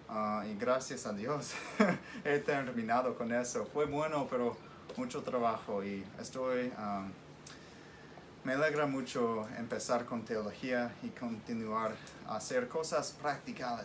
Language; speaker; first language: Spanish; non-native, fluent; English